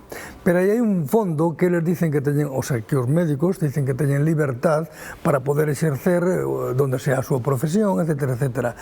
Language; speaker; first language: Galician; native; Galician